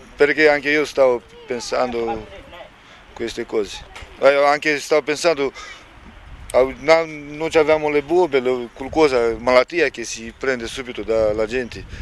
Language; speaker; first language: Italian; non-native, learner; Romanian